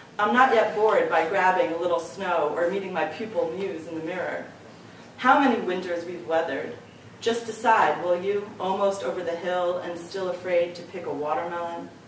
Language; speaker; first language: English; native; English